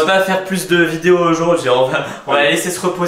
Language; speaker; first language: French; native; French